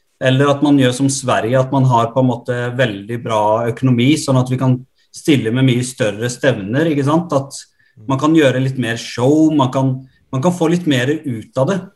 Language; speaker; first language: Norwegian; early bilingual, other home language; Arabic